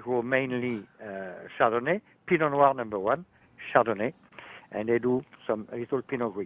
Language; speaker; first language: English; non-native, fluent; French